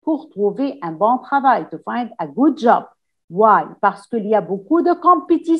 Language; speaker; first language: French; non-native, fluent; Arabic